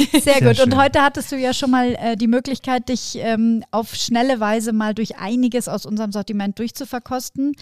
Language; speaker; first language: German; native; German